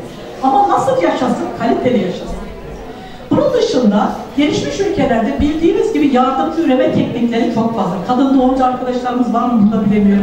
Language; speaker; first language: Turkish; native; Turkish